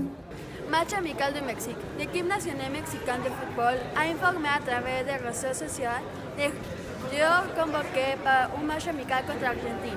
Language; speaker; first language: French; non-native, learner; Spanish